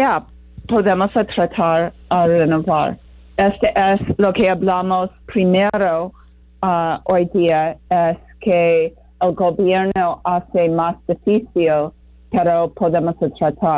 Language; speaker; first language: Spanish; non-native, fluent; English